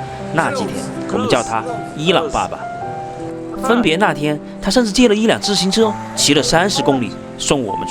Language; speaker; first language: Chinese; native; Chinese